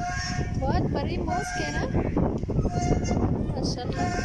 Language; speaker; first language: Hindi; non-native, learner; Arabic